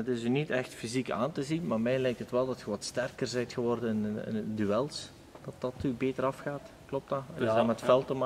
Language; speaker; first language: Dutch; native; Dutch